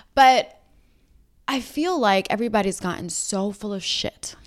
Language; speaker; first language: English; native; English